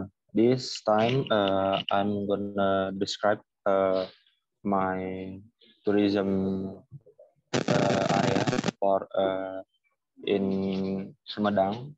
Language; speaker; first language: English; non-native, learner; Indonesian